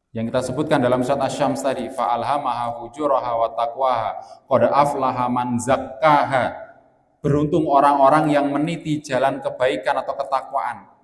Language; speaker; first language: Indonesian; non-native, local second language; Javanese